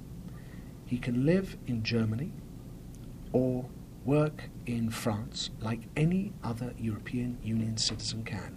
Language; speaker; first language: English; native; English